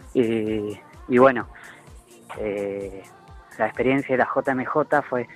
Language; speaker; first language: Spanish; native; Spanish